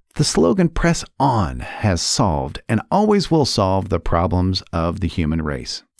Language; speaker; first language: English; native; English